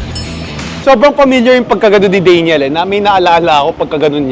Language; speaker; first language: Filipino; native; Filipino